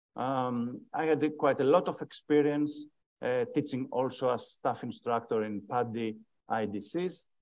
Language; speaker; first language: English; non-native, fluent; Greek